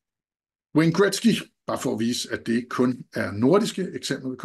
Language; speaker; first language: Danish; native; Danish